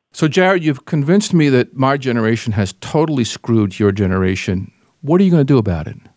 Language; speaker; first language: English; native; English